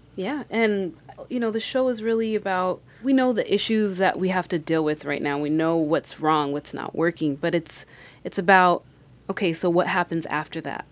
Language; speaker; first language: English; native; English